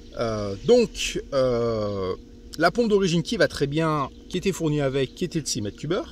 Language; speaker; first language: French; native; French